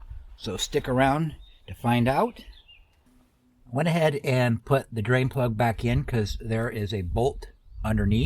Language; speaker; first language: English; native; English